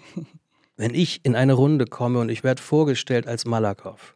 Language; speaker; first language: German; native; German